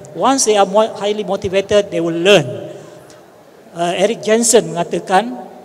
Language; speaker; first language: English; non-native, local second language; Malay